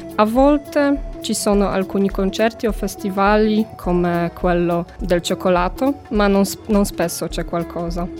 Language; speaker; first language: Italian; non-native, fluent; Polish